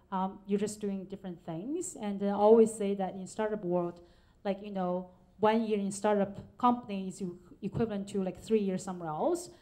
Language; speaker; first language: English; non-native, fluent; Chinese